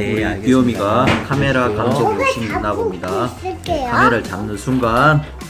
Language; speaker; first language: Korean; native; Korean